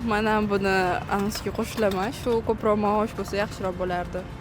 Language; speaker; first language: Uzbek; non-native, local second language; Russian